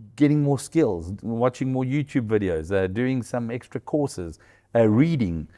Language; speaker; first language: English; native; English